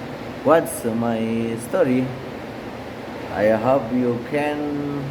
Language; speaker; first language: English; non-native, learner; Indonesian